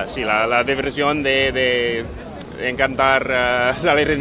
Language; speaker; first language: Spanish; non-native, fluent; English